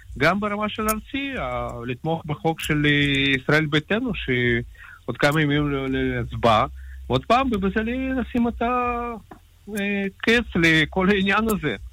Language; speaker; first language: Hebrew; non-native, fluent; Russian